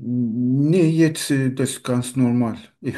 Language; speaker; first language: German; non-native, learner; Turkish